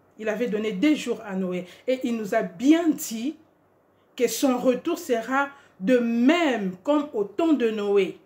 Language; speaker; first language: French; non-native, local second language; Lingala